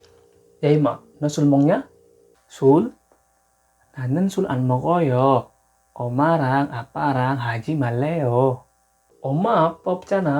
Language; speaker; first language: Korean; non-native, fluent; Indonesian